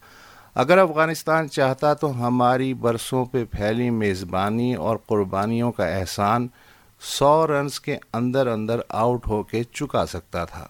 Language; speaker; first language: Urdu; native; Urdu